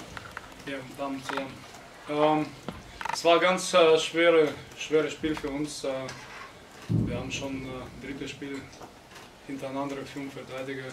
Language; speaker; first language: German; non-native, fluent; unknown